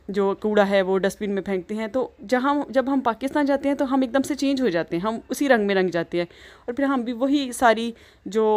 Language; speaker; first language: Urdu; native; Urdu